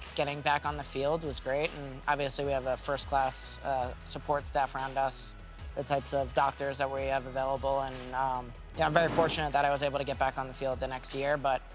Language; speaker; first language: English; native; English